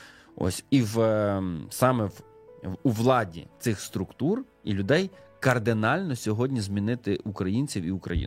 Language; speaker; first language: Ukrainian; native; Ukrainian